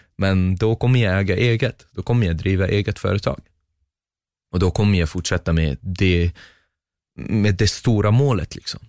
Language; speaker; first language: Swedish; non-native, fluent; Arabic